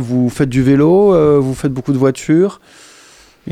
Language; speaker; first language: French; native; French